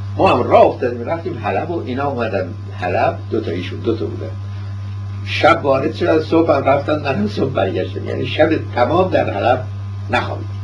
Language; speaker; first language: Persian; early bilingual, other home language; French